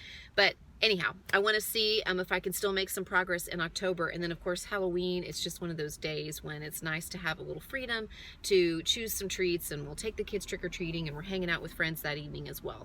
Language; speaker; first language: English; native; English